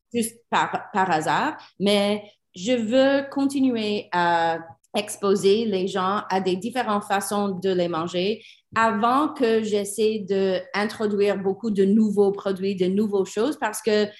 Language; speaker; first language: French; non-native, learner; English